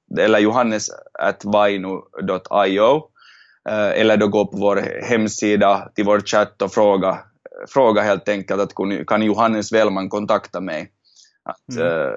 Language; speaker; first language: Swedish; native; Swedish